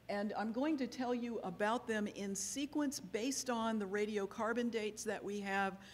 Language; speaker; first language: English; native; English